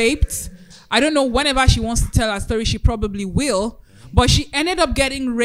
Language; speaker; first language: English; non-native, local second language; Yoruba